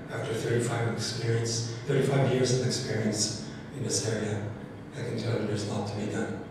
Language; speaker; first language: English; non-native, fluent; Cree